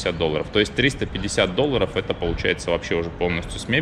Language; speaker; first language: Russian; native; Russian